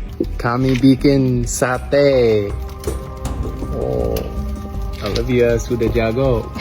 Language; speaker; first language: Indonesian; non-native, learner; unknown